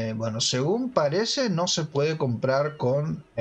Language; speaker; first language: Spanish; native; Spanish